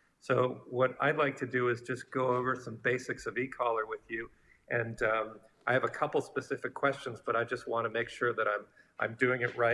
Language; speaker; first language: English; native; English